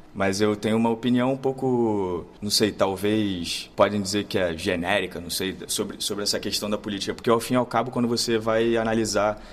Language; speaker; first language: Portuguese; native; Portuguese